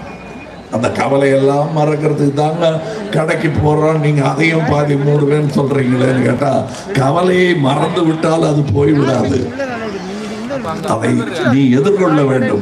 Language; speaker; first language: Tamil; native; Tamil